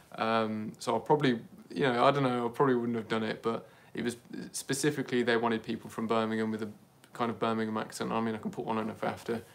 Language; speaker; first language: English; native; English